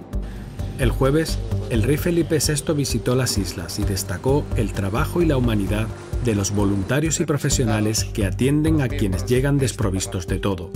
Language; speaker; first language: Spanish; native; Spanish